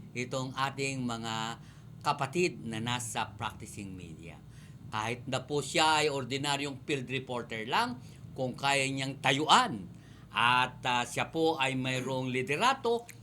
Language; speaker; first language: Filipino; non-native, local second language; Pampanga